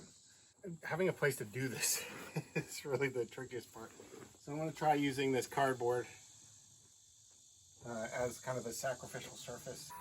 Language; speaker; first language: English; native; English